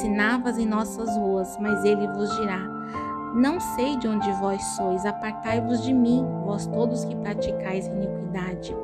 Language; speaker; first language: Portuguese; native; Portuguese